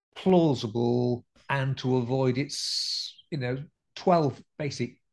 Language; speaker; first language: English; native; English